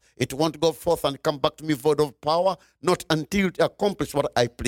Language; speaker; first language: English; non-native, local second language; Ganda